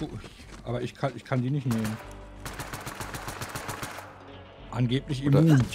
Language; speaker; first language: German; native; German